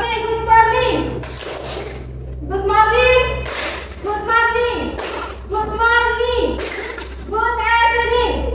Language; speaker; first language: English; non-native, learner; Indonesian